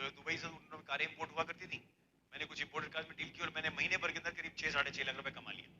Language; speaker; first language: Hindi; native; Hindi